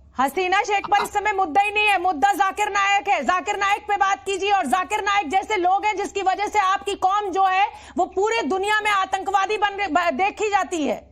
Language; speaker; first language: Hindi; native; Hindi